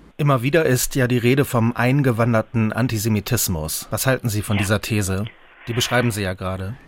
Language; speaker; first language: German; native; German